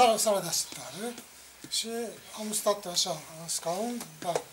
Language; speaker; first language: Romanian; non-native, learner; Japanese